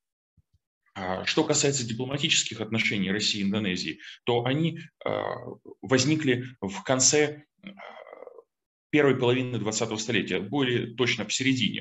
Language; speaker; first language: Russian; native; Russian